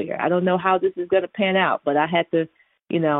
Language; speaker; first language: English; native; English